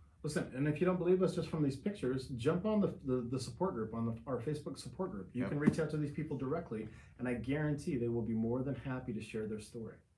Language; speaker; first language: English; native; English